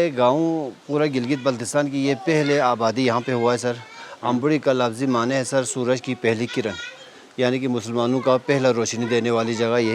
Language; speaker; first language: Hindi; non-native, local second language; Balti